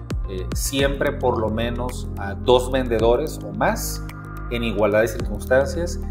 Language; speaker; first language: Spanish; native; Spanish